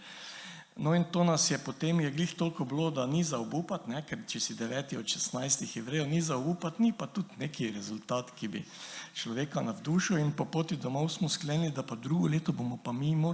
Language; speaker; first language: Slovenian; native; Slovenian